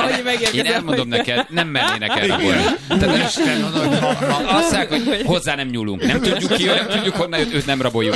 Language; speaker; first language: Hungarian; native; Hungarian